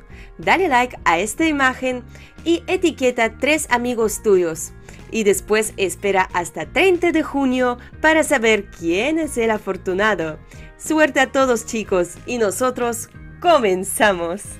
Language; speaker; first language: Spanish; non-native, fluent; Russian